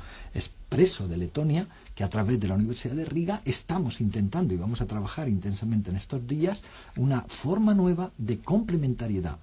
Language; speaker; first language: Spanish; native; Spanish